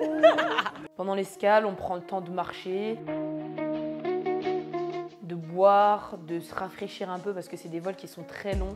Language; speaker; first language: French; native; French